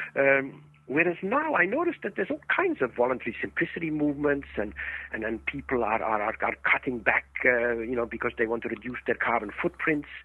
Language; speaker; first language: English; early bilingual, other home language; Estonian